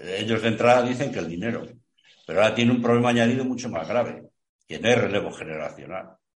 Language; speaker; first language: Spanish; native; Spanish